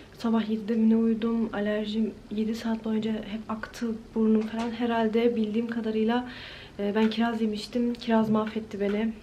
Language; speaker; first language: Turkish; early bilingual, heritage; Turkish